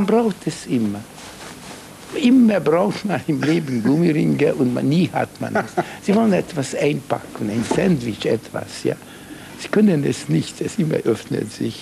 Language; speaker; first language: German; non-native, fluent; Hungarian